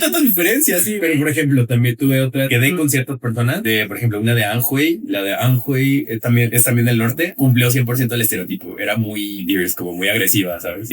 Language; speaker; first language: Spanish; native; Spanish